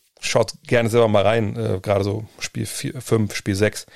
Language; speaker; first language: German; native; German